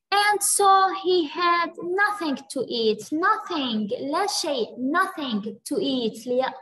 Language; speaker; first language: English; non-native, fluent; Arabic